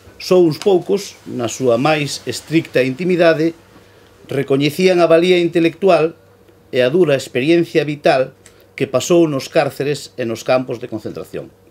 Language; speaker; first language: Galician; native; Galician